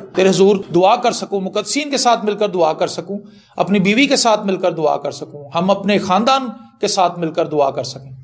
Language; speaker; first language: Urdu; non-native, local second language; Punjabi